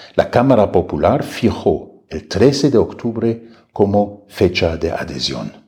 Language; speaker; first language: Spanish; non-native, fluent; German